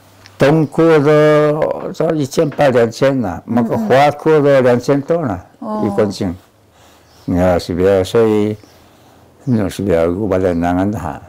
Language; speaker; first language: Chinese; non-native, local second language; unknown